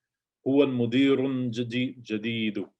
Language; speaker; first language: Arabic; non-native, fluent; English